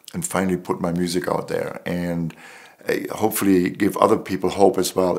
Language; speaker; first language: English; non-native, fluent; German